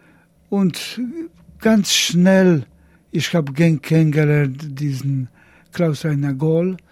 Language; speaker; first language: German; non-native, learner; Polish